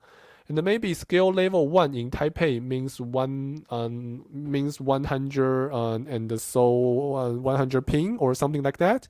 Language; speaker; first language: English; non-native, fluent; Chinese